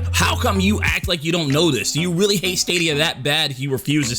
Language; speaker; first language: English; native; English